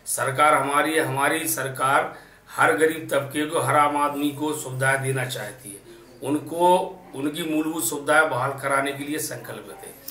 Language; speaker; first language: Hindi; native; Hindi